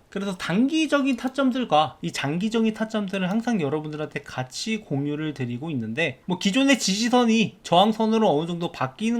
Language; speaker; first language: Korean; native; Korean